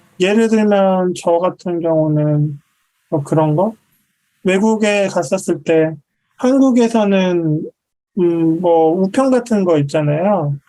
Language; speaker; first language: Korean; native; Korean